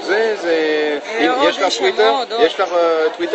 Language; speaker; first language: Hebrew; non-native, fluent; French